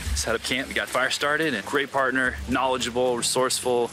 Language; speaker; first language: English; native; English